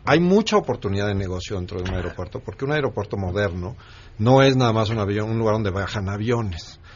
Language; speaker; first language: Spanish; native; Spanish